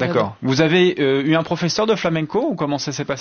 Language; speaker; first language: French; native; French